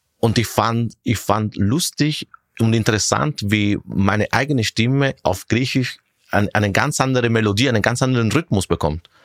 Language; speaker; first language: German; non-native, fluent; Italian